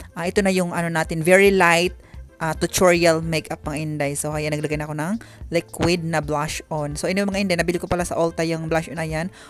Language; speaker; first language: Filipino; non-native, local second language; Cebuano